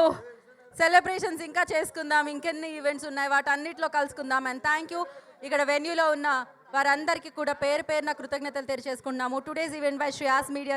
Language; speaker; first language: Telugu; native; Telugu